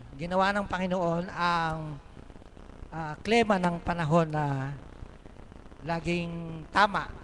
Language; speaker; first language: Filipino; native; Filipino